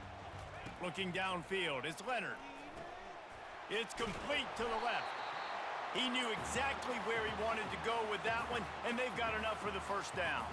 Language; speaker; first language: English; native; English